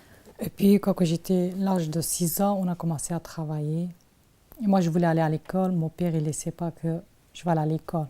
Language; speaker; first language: French; non-native, learner; Turkish